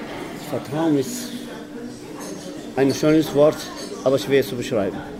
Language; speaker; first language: German; non-native, fluent; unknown